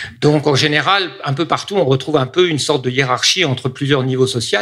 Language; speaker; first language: French; native; French